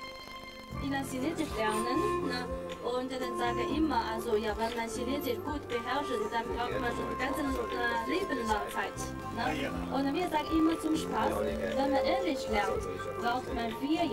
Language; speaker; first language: German; non-native, learner; Chinese